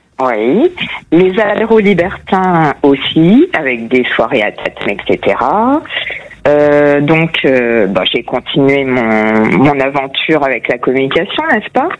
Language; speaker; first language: French; non-native, fluent; Portuguese